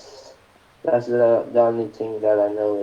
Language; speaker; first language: English; non-native, learner; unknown